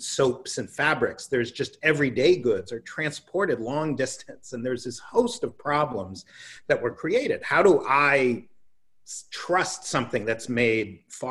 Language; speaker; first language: English; native; English